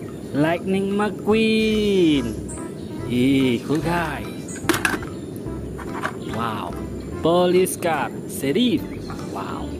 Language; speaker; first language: English; non-native, learner; Indonesian